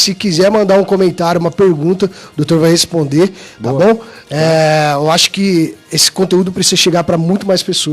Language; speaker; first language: Portuguese; native; Portuguese